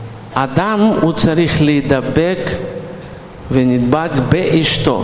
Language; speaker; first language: Hebrew; non-native, fluent; Russian